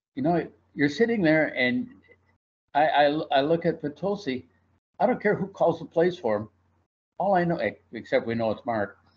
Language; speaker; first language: English; native; English